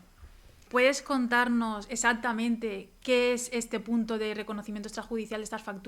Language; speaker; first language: Spanish; native; Spanish